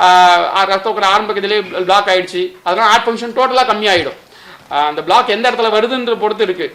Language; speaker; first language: Tamil; native; Tamil